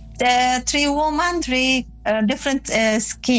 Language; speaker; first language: English; non-native, learner; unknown